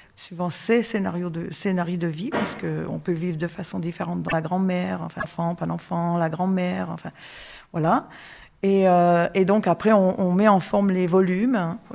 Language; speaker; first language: French; native; French